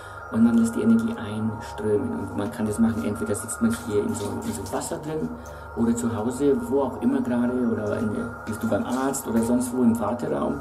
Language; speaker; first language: German; native; German